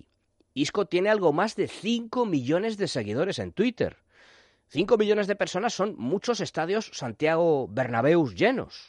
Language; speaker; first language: Spanish; native; Spanish